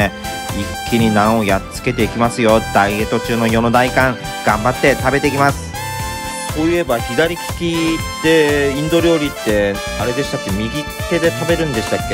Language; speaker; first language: Japanese; native; Japanese